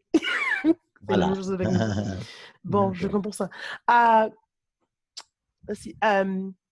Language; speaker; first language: French; non-native, learner; English